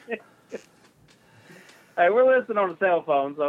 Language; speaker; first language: English; native; English